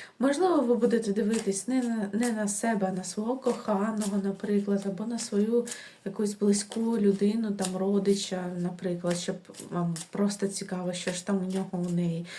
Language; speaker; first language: Ukrainian; non-native, local second language; Russian